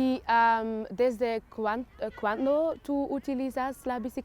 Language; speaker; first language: Spanish; non-native, learner; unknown